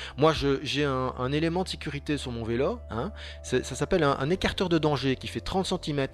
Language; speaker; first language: French; native; French